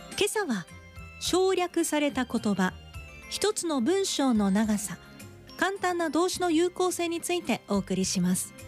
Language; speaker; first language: Japanese; native; Japanese